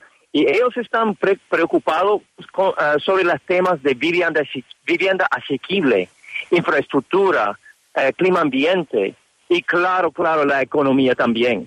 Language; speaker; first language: Spanish; non-native, learner; English